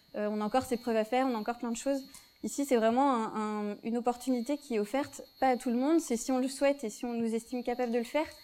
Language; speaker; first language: French; native; French